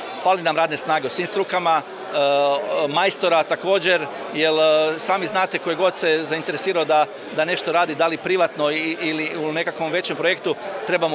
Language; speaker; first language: Croatian; native; Croatian